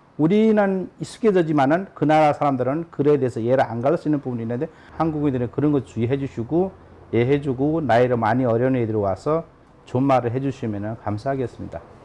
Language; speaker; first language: Korean; non-native, fluent; Nepali